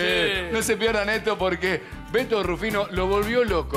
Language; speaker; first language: Spanish; native; Spanish